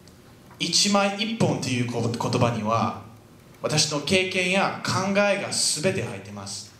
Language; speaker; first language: Japanese; non-native, fluent; French